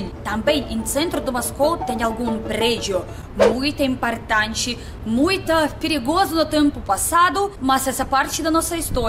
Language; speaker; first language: Portuguese; non-native, learner; Russian